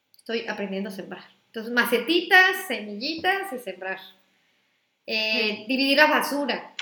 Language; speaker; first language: Spanish; native; Spanish